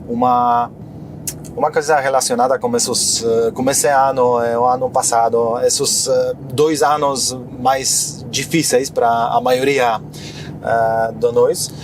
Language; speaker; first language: Portuguese; non-native, fluent; Polish